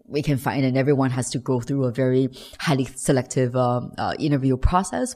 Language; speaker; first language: English; non-native, fluent; Chinese